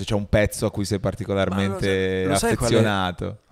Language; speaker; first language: Italian; native; Italian